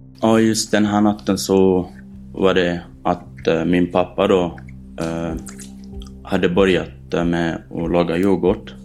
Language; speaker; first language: Swedish; non-native, fluent; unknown